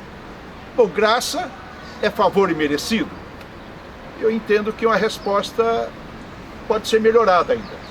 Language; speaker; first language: Portuguese; native; Portuguese